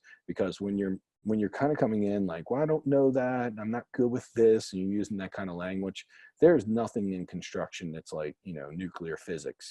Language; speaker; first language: English; native; English